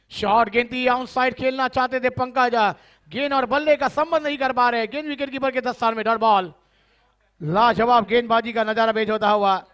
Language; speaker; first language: Hindi; non-native, local second language; Marathi